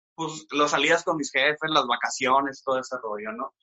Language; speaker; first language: Spanish; native; Spanish